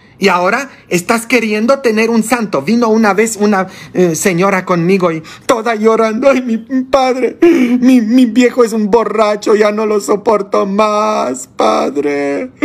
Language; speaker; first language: Spanish; non-native, fluent; Polish